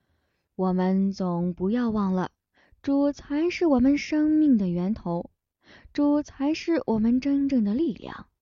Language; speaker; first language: Chinese; native; Chinese